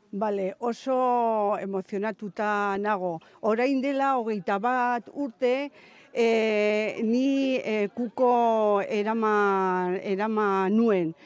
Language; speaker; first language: Basque; non-native, local second language; Spanish